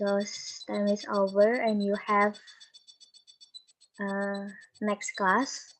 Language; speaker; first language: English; non-native, learner; Indonesian